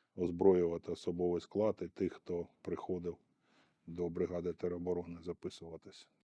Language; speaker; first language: Ukrainian; native; Ukrainian